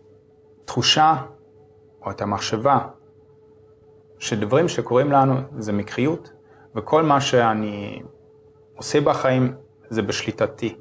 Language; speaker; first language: Hebrew; non-native, fluent; German